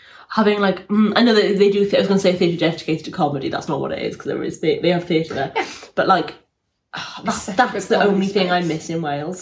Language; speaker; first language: English; native; English